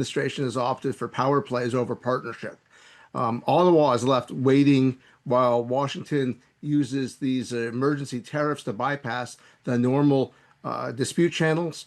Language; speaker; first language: English; native; English